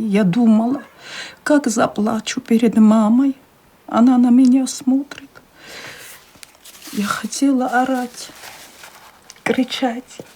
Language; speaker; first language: Russian; non-native, local second language; Chechen